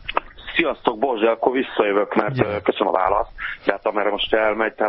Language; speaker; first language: Hungarian; native; Hungarian